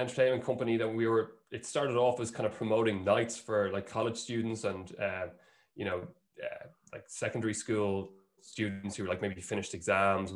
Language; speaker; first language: English; native; English